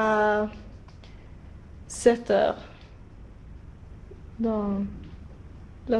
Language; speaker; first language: French; non-native, learner; Swedish